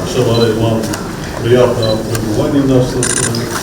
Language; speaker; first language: Russian; non-native, local second language; Tajik